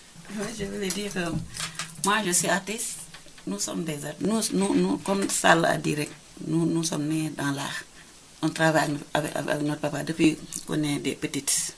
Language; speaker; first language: French; non-native, local second language; Wolof